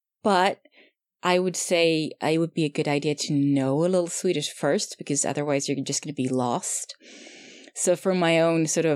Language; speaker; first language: English; non-native, fluent; Swedish